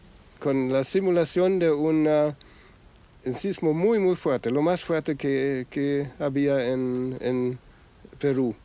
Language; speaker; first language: Spanish; non-native, fluent; German